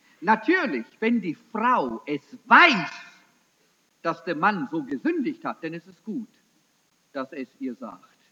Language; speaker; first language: German; early bilingual, heritage; German